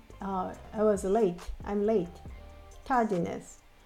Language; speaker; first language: English; non-native, fluent; Japanese